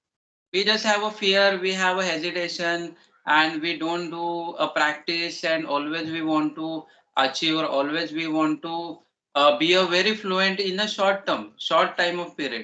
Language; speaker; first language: English; non-native, learner; Marathi